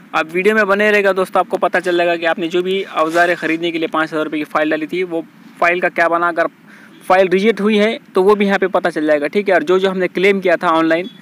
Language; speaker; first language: Hindi; non-native, local second language; Marathi